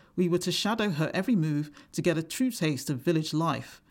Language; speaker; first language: English; native; English